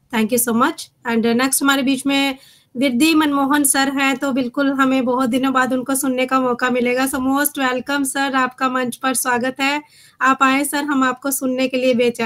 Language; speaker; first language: Hindi; native; Hindi